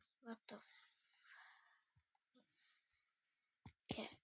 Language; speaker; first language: English; non-native, learner; Czech